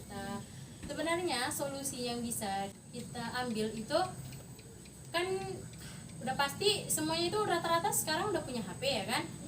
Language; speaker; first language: Indonesian; native; Indonesian